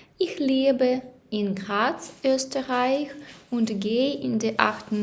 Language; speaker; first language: German; non-native, fluent; Ukrainian